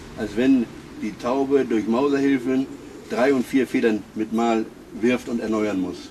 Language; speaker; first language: German; native; German